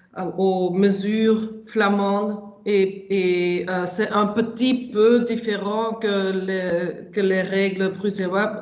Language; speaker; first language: French; non-native, local second language; Dutch